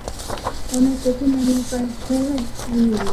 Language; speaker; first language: Korean; non-native, learner; Vietnamese